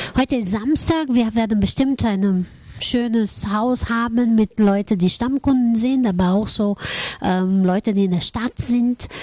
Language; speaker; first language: German; non-native, fluent; Portuguese